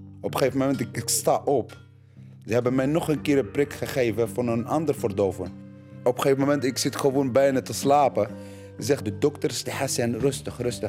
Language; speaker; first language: Dutch; non-native, learner; Arabic